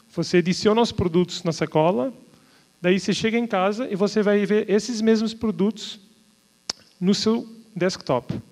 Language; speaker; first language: Portuguese; native; Portuguese